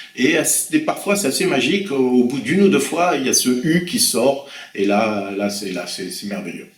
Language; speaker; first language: French; native; French